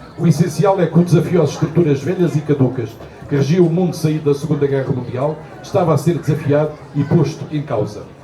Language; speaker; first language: Portuguese; native; Portuguese